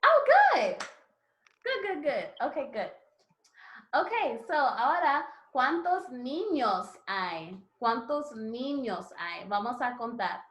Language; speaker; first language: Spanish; non-native, learner; English